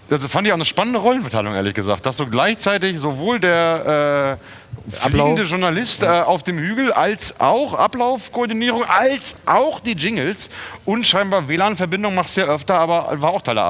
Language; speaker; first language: German; native; German